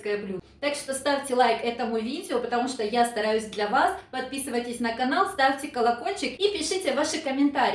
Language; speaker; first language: Russian; native; Russian